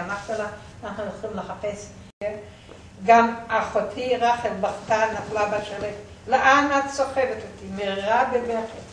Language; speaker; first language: Hebrew; non-native, fluent; Yiddish